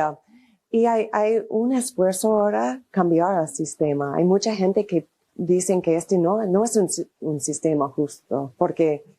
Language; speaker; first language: Spanish; non-native, fluent; English